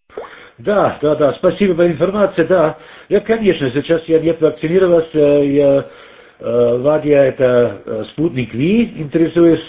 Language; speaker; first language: Russian; non-native, learner; German